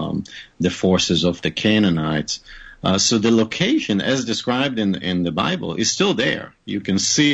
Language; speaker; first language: English; non-native, fluent; Hebrew